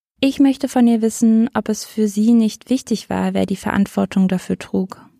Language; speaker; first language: German; native; German